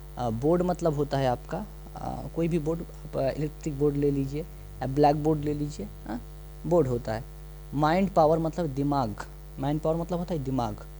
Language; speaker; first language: Hindi; non-native, local second language; Bangla